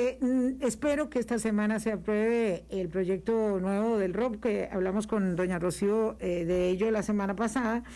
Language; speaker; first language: Spanish; native; Spanish